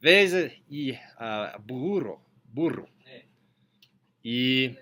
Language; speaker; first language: Spanish; non-native, learner; English